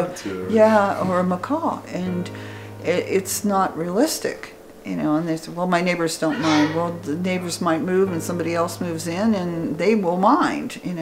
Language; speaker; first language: English; native; English